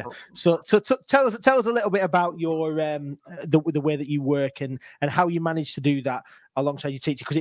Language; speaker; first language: English; native; English